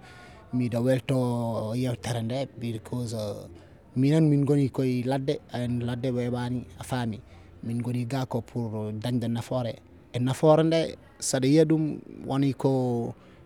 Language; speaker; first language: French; non-native, local second language; Fula